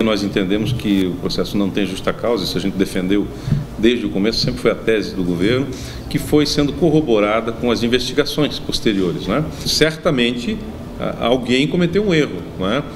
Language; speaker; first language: Portuguese; native; Portuguese